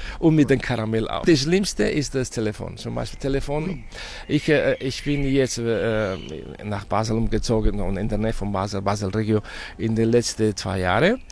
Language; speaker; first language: German; non-native, fluent; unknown